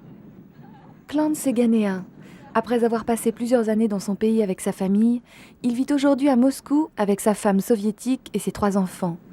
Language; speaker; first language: French; native; French